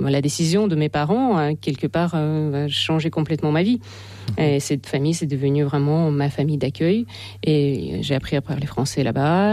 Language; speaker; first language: French; non-native, fluent; Russian